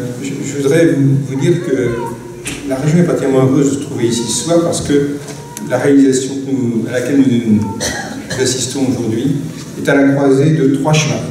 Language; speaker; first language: French; native; French